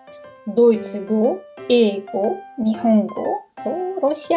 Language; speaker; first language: Japanese; non-native, learner; German